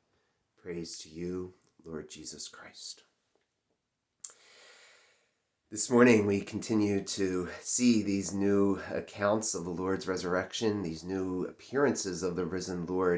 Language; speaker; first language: English; native; English